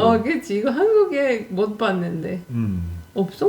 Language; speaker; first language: Korean; non-native, fluent; Polish